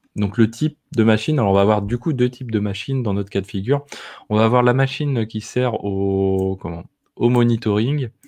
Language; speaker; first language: French; native; French